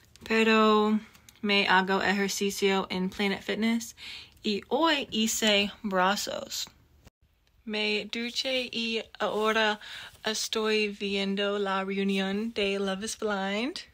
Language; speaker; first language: Spanish; non-native, learner; English